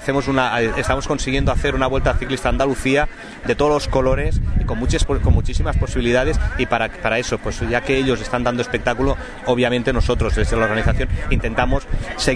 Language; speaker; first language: Spanish; native; Spanish